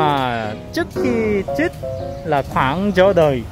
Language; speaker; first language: Vietnamese; non-native, learner; Korean